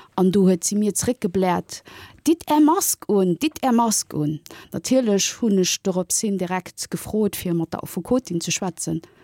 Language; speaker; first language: Luxembourgish; early bilingual, other home language; Kabuverdianu